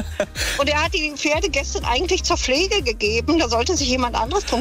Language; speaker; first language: German; native; German